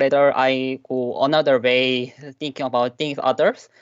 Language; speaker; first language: English; non-native, learner; Korean